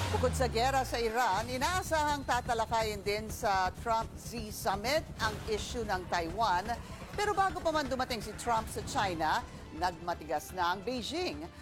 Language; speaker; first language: Filipino; native; Filipino